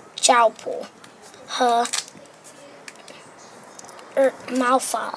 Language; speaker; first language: Chinese; non-native, learner; English